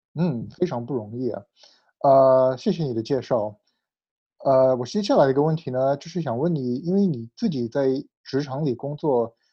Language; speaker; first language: Chinese; early bilingual, heritage; Chinese